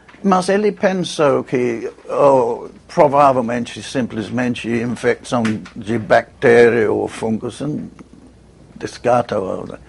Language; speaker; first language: Portuguese; non-native, fluent; English